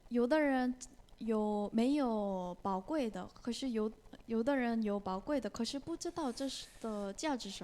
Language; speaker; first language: Chinese; non-native, fluent; Korean